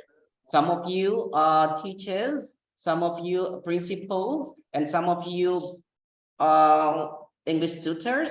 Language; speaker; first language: English; non-native, fluent; Indonesian